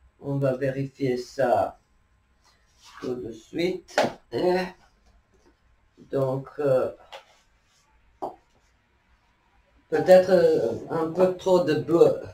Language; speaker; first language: French; non-native, fluent; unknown